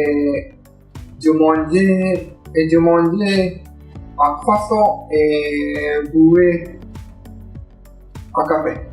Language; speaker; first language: French; non-native, learner; English